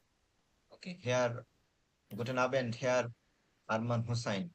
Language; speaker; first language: German; non-native, fluent; Bangla